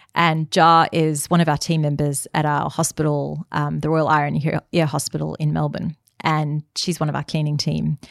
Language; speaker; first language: English; native; English